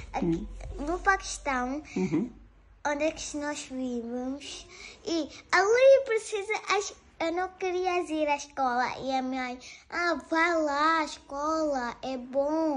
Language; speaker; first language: Portuguese; early bilingual, other home language; Urdu